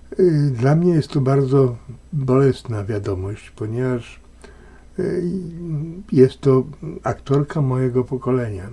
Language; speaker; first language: Polish; native; Polish